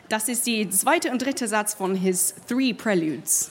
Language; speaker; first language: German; non-native, learner; English